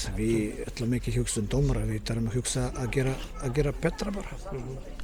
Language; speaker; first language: Icelandic; non-native, learner; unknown